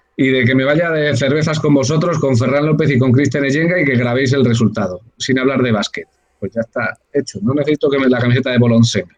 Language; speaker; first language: Spanish; native; Spanish